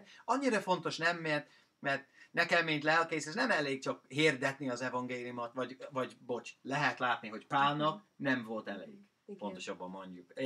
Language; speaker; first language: Hungarian; non-native, learner; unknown